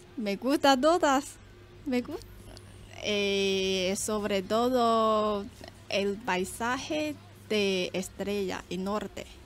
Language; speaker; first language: Spanish; non-native, learner; Chinese